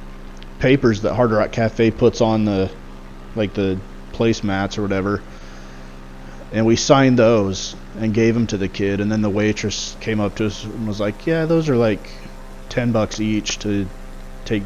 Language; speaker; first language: English; native; English